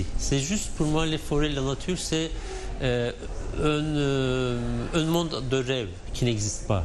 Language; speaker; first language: French; non-native, fluent; Turkish